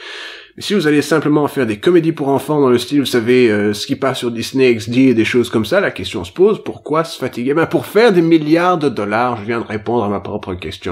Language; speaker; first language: French; native; French